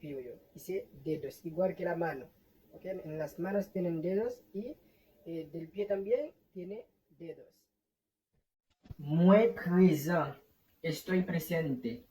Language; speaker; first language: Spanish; non-native, fluent; Haitian Creole